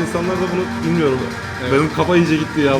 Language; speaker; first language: Turkish; native; Turkish